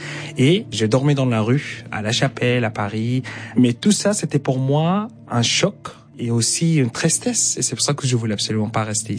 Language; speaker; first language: French; non-native, fluent; Arabic